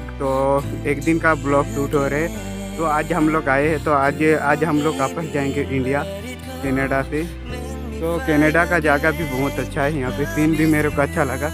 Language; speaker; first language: Hindi; non-native, local second language; Sadri